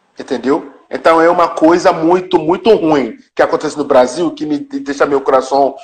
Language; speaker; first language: Portuguese; non-native, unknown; Yoruba